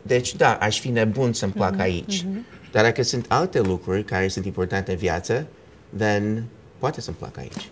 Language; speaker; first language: Romanian; early bilingual, heritage; Romanian